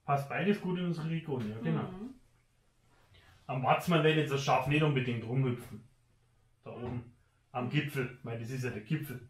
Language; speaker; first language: German; native; German